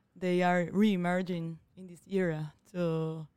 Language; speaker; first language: English; non-native, fluent; Spanish